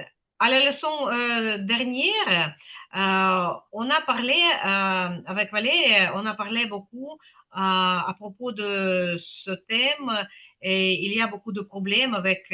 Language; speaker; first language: French; non-native, fluent; Ukrainian